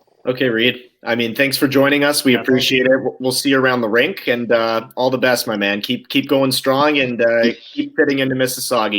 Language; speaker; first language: English; native; English